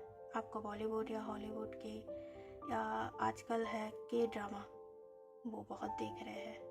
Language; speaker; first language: Hindi; native; Hindi